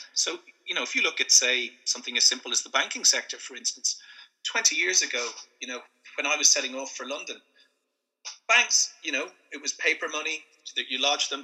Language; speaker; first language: English; native; English